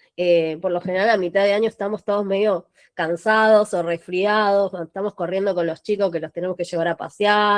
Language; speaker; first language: Spanish; native; Spanish